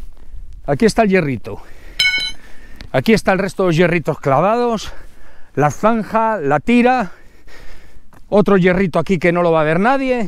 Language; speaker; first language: Spanish; native; Spanish